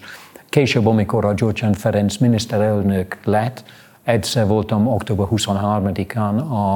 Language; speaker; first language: Hungarian; non-native, fluent; English